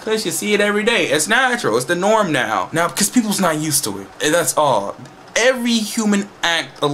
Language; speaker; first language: English; native; English